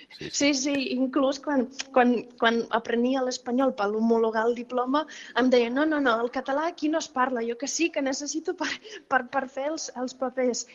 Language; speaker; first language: Catalan; non-native, fluent; Ukrainian